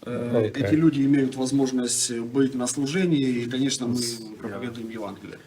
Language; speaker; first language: Russian; native; Russian